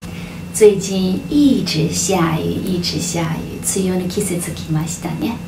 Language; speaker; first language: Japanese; non-native, fluent; Chinese